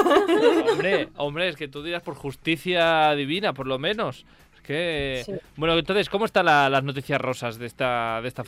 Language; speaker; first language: Spanish; native; Spanish